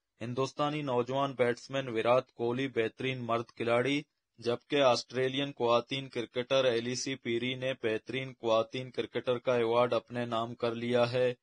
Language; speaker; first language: Urdu; non-native, local second language; Baluchi